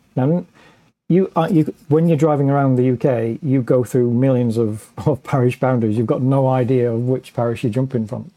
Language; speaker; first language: English; native; English